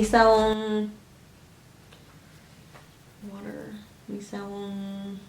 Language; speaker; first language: Finnish; non-native, learner; English